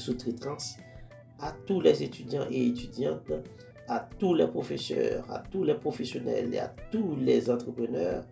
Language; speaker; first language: French; non-native, local second language; Haitian Creole